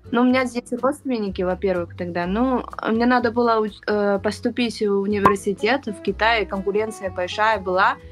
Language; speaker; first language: Russian; non-native, fluent; Chinese